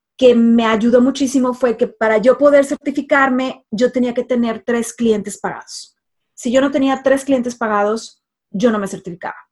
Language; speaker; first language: Spanish; native; Spanish